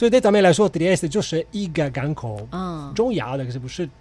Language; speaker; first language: Chinese; non-native, fluent; Italian